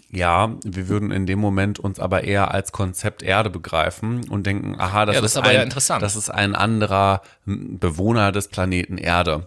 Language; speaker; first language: German; native; German